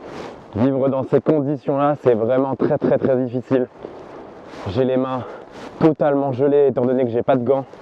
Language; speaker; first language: French; native; French